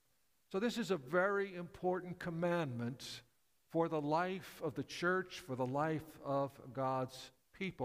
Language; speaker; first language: English; native; English